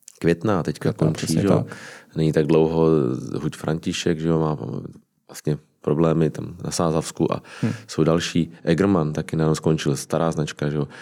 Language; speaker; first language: Czech; native; Czech